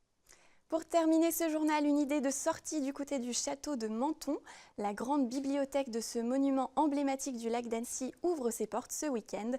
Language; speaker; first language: French; native; French